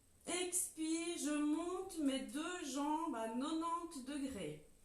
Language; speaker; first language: French; native; French